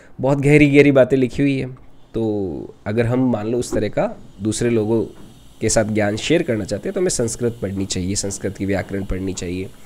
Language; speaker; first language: Hindi; non-native, local second language; Rajasthani